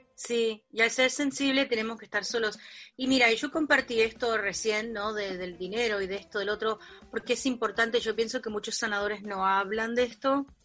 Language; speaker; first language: Spanish; early bilingual, heritage; Spanish